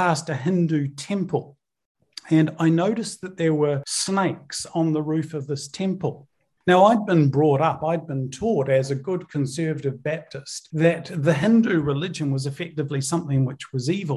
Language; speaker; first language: English; native; English